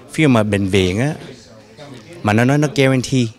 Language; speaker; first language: Vietnamese; early bilingual, heritage; Vietnamese